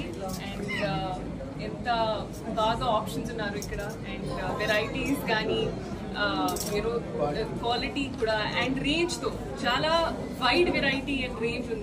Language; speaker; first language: Telugu; non-native, learner; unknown